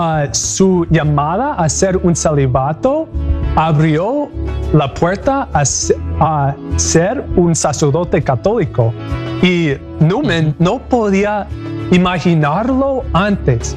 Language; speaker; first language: Spanish; non-native, learner; English